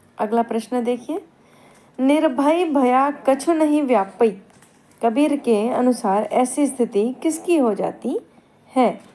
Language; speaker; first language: Hindi; native; Hindi